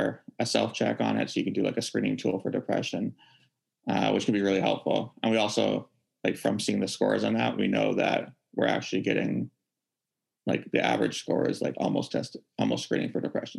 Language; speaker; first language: English; native; English